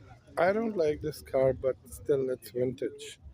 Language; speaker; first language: English; non-native, local second language; Urdu